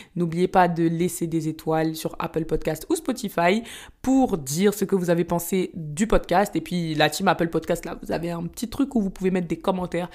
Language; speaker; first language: French; early bilingual, other home language; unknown